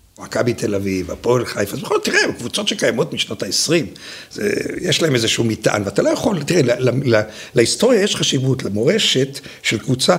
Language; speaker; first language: Hebrew; native; Hebrew